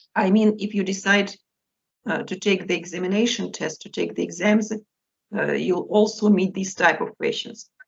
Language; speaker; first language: English; non-native, fluent; Russian